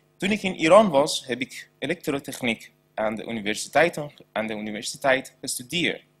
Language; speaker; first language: Dutch; non-native, learner; Persian